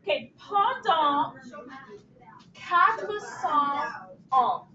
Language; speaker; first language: French; non-native, fluent; English